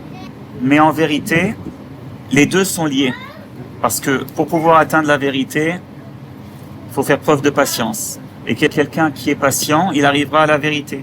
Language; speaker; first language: French; native; French